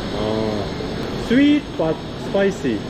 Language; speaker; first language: English; non-native, fluent; Finnish